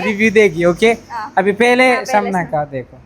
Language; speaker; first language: Hindi; non-native, local second language; Malayalam